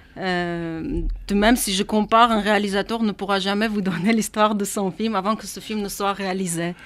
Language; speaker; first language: French; non-native, fluent; Armenian